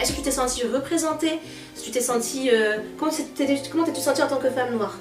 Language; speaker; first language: French; native; French